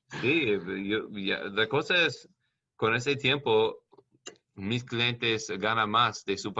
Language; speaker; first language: Spanish; non-native, learner; English